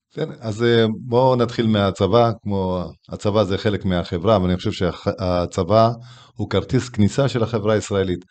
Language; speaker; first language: Hebrew; early bilingual, other home language; Tigrinya